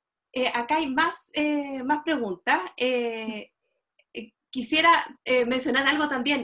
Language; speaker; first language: Spanish; native; Spanish